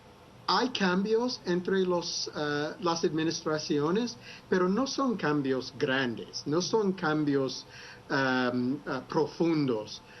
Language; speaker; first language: Spanish; non-native, fluent; English